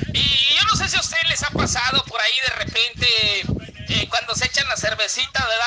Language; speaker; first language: Spanish; native; Spanish